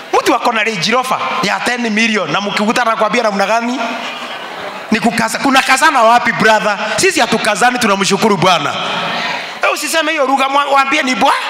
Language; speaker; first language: Swahili; non-native, local second language; Kikuyu